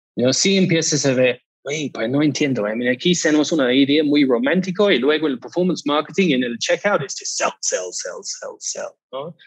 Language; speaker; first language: Spanish; non-native, fluent; English